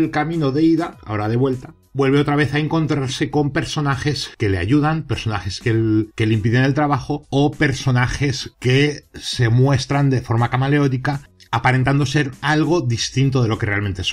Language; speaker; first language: Spanish; native; Spanish